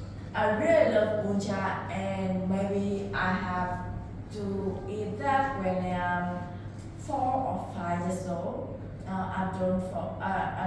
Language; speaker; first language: English; non-native, learner; Vietnamese